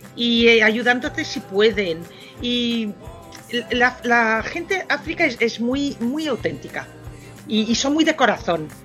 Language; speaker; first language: Spanish; non-native, fluent; French